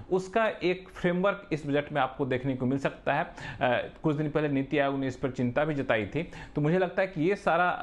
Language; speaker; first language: Hindi; native; Hindi